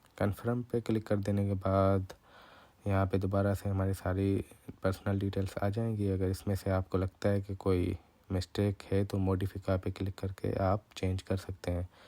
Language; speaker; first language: Urdu; non-native, local second language; Punjabi